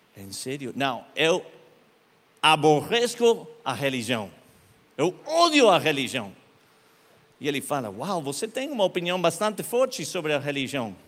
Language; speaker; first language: Portuguese; non-native, learner; Spanish